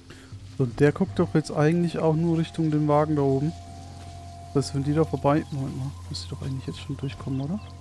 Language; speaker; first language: German; native; German